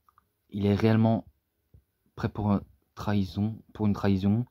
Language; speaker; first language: French; native; French